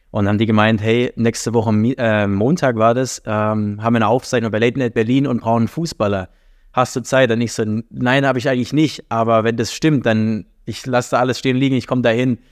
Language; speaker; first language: German; native; German